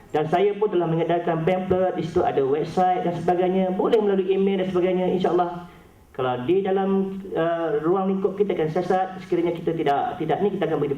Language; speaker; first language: Malay; native; Malay